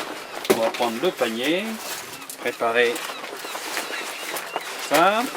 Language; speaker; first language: French; native; French